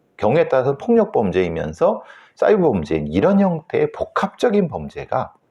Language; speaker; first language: Korean; native; Korean